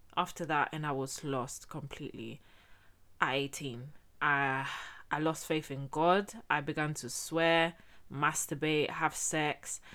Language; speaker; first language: English; early bilingual, heritage; Spanish